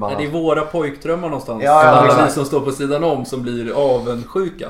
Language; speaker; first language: Swedish; native; Swedish